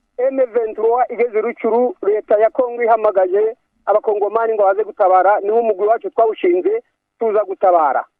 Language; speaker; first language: Kinyarwanda; native; Kinyarwanda